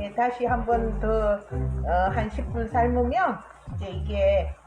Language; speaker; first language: Korean; native; Korean